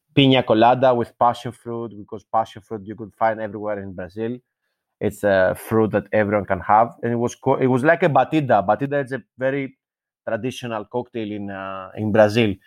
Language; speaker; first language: English; non-native, fluent; Greek